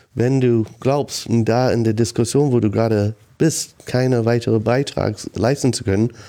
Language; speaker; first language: German; non-native, fluent; English